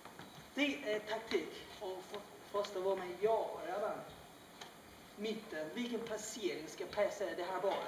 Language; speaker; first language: Swedish; non-native, learner; Chinese